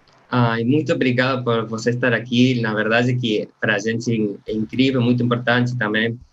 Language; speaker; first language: Portuguese; non-native, learner; Spanish